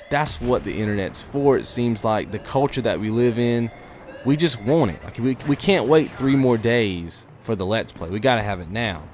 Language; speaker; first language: English; native; English